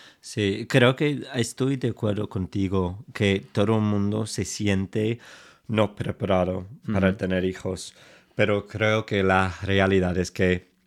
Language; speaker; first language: Spanish; non-native, fluent; English